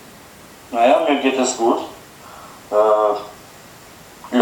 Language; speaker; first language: German; non-native, learner; Albanian